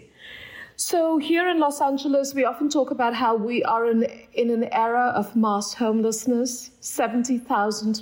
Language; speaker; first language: English; non-native, local second language; Bangla